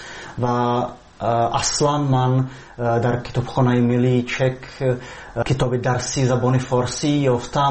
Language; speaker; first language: Persian; non-native, fluent; Czech